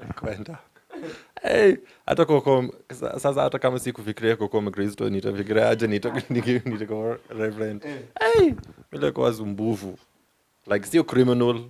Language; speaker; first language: Swahili; non-native, fluent; English